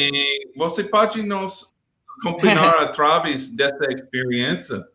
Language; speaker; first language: Portuguese; non-native, learner; English